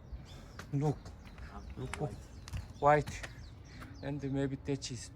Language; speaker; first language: English; non-native, learner; Korean